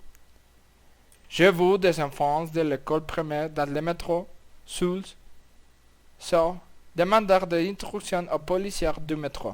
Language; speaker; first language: French; non-native, learner; Spanish